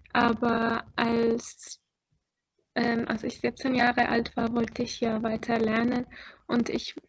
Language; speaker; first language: German; non-native, fluent; Arabic